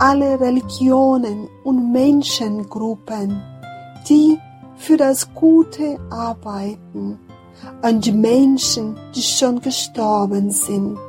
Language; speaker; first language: German; non-native, fluent; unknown